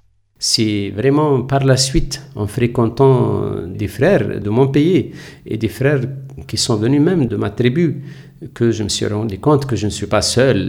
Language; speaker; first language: French; non-native, local second language; Arabic